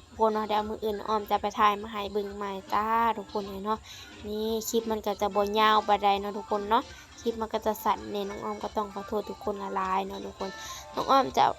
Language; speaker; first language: Thai; non-native, local second language; Lao